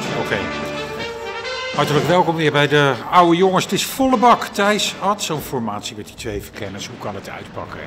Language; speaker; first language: Dutch; native; Dutch